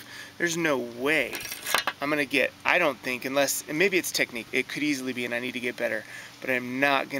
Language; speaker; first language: English; native; English